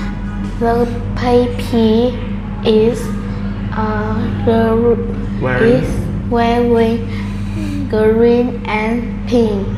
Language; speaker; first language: English; non-native, learner; Vietnamese